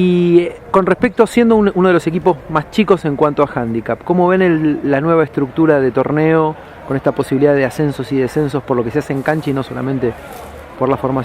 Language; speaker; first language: Spanish; native; Spanish